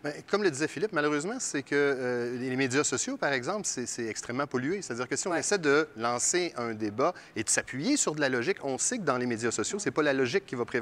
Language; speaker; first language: French; native; French